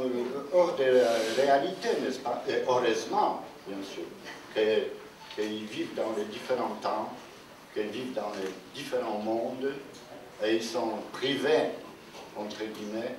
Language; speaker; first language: French; non-native, fluent; Polish